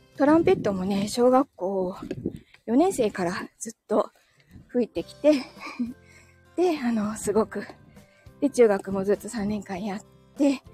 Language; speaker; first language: Japanese; native; Japanese